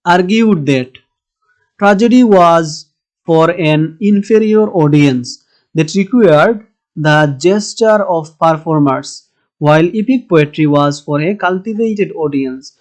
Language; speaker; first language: English; non-native, local second language; Bangla